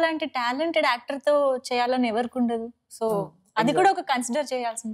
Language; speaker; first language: Telugu; native; Telugu